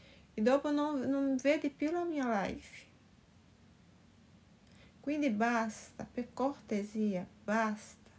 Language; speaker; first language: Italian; non-native, fluent; Portuguese